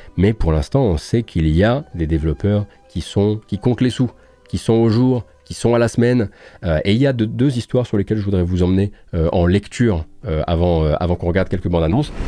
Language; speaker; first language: French; native; French